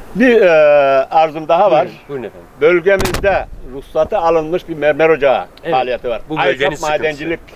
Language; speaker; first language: Turkish; native; Turkish